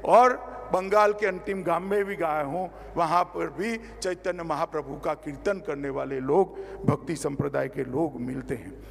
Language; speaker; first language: Hindi; non-native, local second language; Gujarati